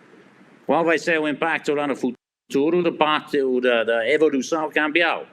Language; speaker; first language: Portuguese; non-native, fluent; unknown